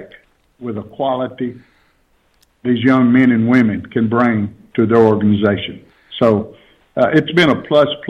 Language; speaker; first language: English; native; English